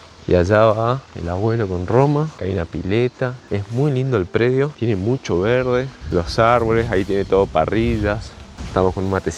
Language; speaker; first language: Spanish; native; Spanish